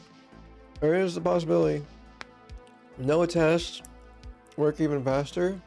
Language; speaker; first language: English; native; English